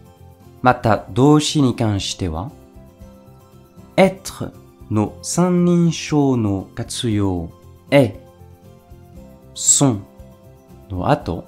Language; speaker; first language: Japanese; non-native, fluent; French